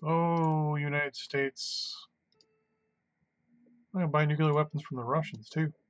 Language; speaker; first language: English; native; English